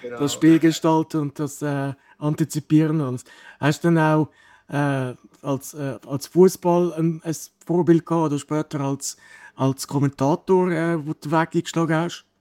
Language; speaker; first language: German; native; German